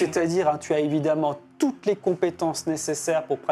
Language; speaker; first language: French; native; French